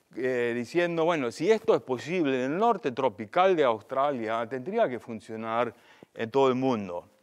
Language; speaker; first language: Spanish; non-native, fluent; German